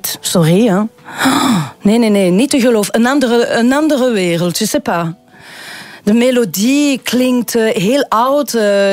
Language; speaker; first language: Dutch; non-native, local second language; French